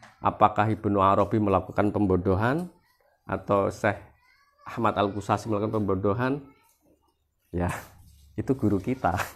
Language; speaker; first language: Indonesian; non-native, local second language; Javanese